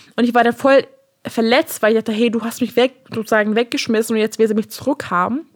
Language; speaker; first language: German; non-native, fluent; Hungarian